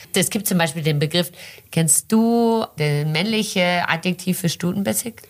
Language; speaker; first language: German; early bilingual, heritage; German